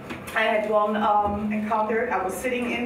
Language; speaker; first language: English; non-native, fluent; German